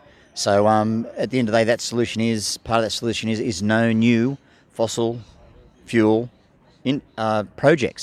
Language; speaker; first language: English; native; English